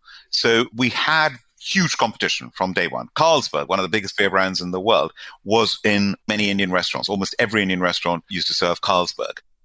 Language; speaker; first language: English; non-native, local second language; Gujarati